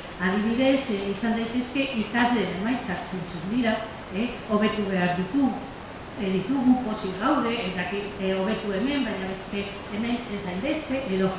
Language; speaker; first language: Basque; native; Basque